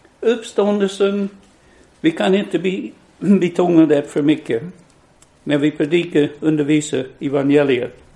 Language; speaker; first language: Swedish; non-native, fluent; English